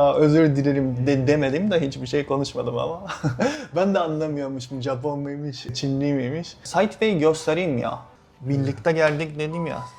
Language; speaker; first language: Turkish; non-native, fluent; Japanese